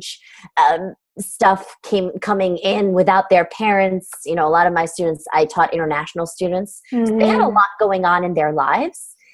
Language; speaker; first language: English; non-native, fluent; Turkish